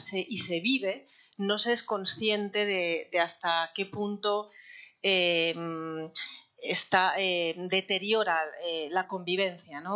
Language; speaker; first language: Spanish; native; Spanish